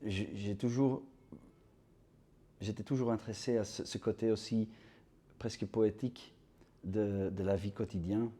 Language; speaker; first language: French; non-native, local second language; Dutch